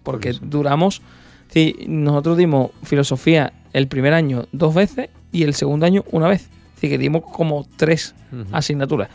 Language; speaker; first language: Spanish; native; Spanish